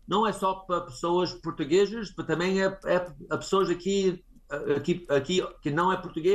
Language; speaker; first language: Portuguese; early bilingual, heritage; English